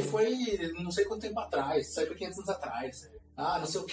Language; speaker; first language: Portuguese; native; Portuguese